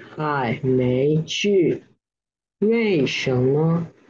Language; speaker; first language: Chinese; non-native, learner; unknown